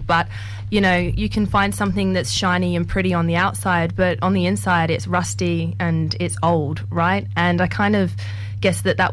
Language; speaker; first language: English; native; English